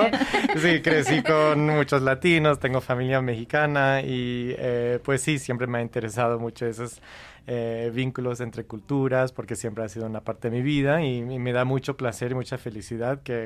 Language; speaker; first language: Spanish; non-native, fluent; English